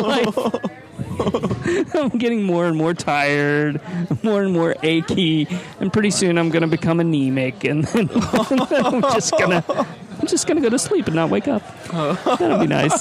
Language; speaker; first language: English; native; English